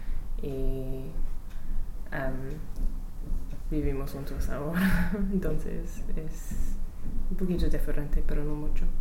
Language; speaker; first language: Spanish; non-native, learner; English